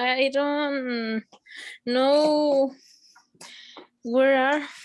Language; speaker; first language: English; non-native, learner; Spanish